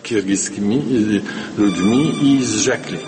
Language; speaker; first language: Russian; non-native, fluent; French